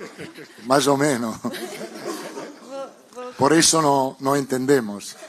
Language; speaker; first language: Portuguese; non-native, learner; Italian